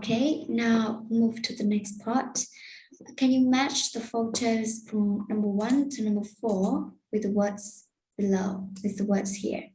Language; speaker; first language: English; non-native, fluent; Vietnamese